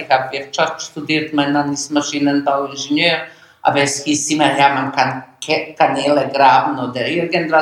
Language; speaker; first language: German; non-native, learner; Bosnian